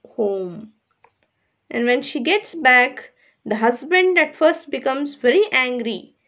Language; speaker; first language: English; non-native, local second language; Kannada